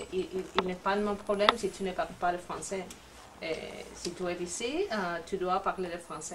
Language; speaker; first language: French; non-native, learner; Spanish